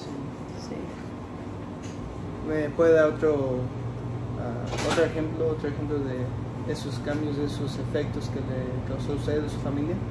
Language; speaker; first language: Spanish; early bilingual, heritage; Spanish